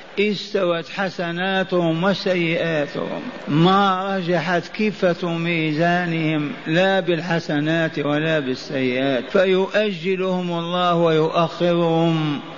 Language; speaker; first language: Arabic; native; Arabic